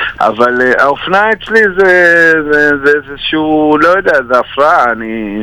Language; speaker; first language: Hebrew; non-native, fluent; Russian